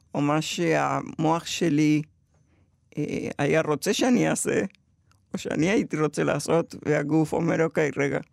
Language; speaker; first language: Hebrew; early bilingual, other home language; Spanish